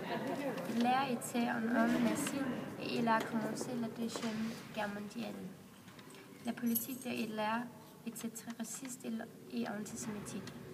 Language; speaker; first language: French; non-native, learner; Danish